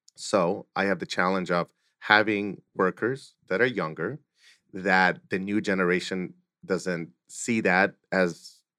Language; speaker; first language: English; early bilingual, other home language; Russian